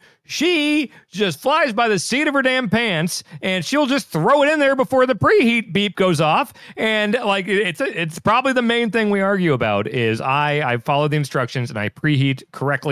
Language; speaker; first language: English; native; English